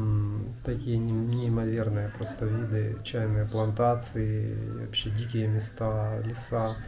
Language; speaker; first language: Russian; native; Russian